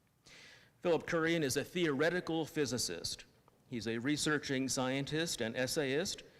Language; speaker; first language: English; native; English